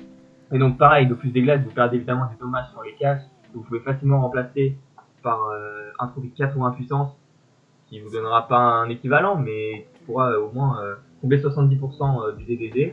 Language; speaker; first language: French; native; French